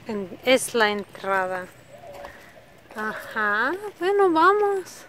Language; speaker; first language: Spanish; non-native, learner; Russian